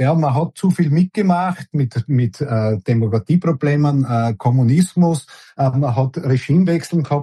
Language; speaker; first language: German; native; German